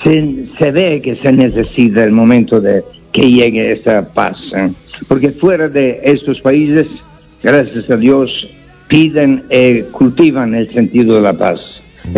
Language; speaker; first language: Spanish; non-native, fluent; Italian